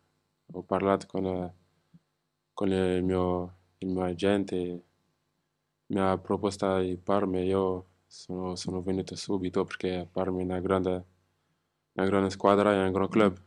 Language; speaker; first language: Italian; non-native, learner; French